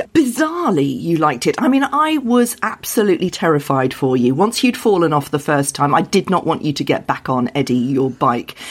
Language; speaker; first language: English; native; English